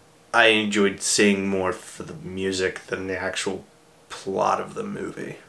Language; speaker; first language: English; native; English